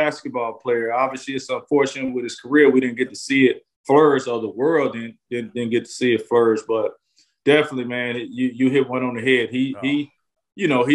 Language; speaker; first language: English; native; English